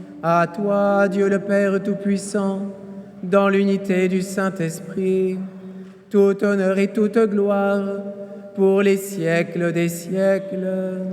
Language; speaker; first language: French; native; French